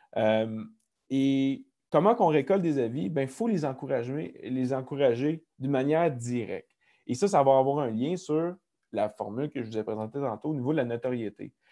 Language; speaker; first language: French; native; French